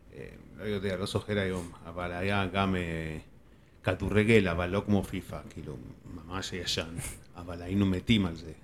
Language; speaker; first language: Hebrew; non-native, fluent; Spanish